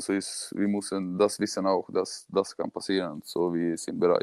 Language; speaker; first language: German; non-native, learner; Swedish